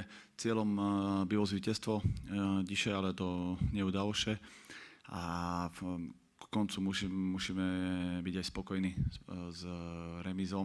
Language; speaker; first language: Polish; non-native, learner; Slovak